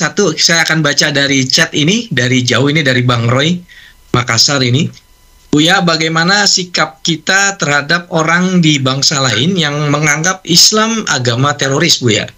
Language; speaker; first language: Indonesian; native; Indonesian